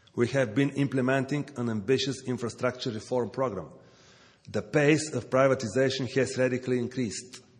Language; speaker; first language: English; non-native, learner; Bulgarian